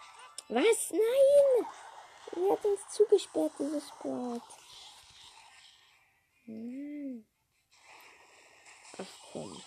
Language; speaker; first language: German; native; German